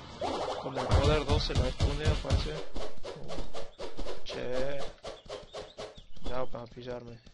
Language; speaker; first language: Spanish; native; Spanish